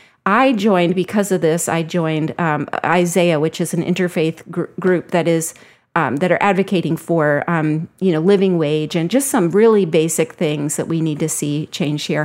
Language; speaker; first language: English; native; English